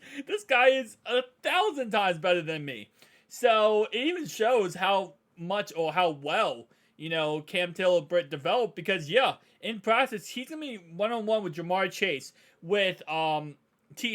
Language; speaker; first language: English; native; English